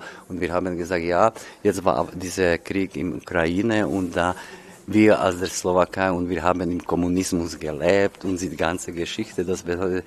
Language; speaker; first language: German; non-native, learner; Slovak